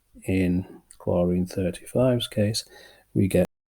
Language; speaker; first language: English; native; English